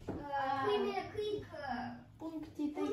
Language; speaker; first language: Estonian; non-native, local second language; Russian